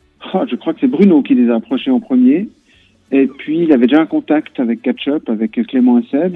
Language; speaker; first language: French; native; French